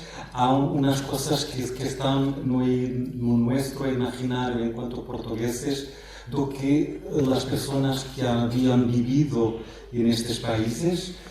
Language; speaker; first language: Spanish; non-native, fluent; Portuguese